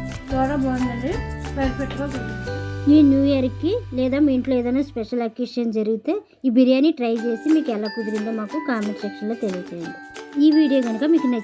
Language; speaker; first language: Telugu; native; Telugu